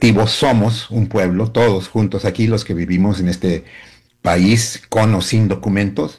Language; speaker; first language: Spanish; early bilingual, heritage; Spanish